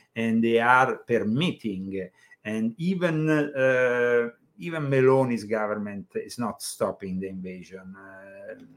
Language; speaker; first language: English; non-native, fluent; Italian